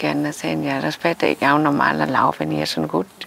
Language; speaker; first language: German; non-native, learner; Vietnamese